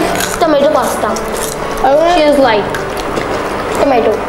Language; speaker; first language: English; non-native, local second language; Hindi